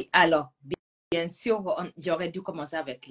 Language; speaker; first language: French; non-native, fluent; Gusii